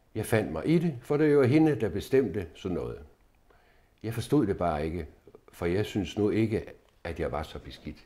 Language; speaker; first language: Danish; native; Danish